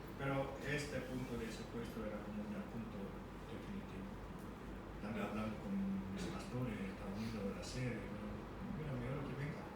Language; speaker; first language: Spanish; non-native, fluent; Korean